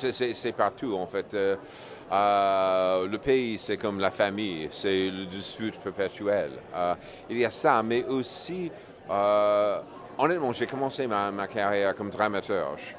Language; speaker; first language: French; non-native, fluent; English